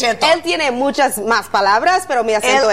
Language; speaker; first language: Spanish; non-native, learner; English